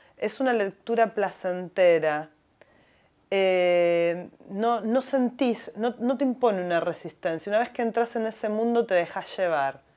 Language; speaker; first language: Spanish; native; Spanish